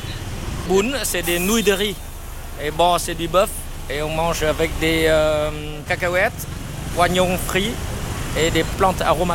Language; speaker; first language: French; non-native, fluent; Vietnamese